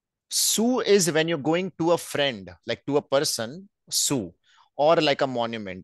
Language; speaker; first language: English; non-native, local second language; Hindi